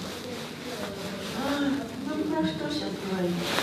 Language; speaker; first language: Russian; native; Russian